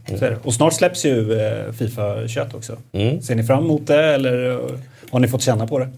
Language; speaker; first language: Swedish; native; Swedish